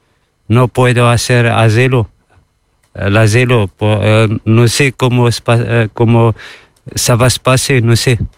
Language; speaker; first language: Spanish; non-native, learner; Arabic